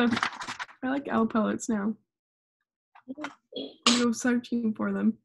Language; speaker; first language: English; native; English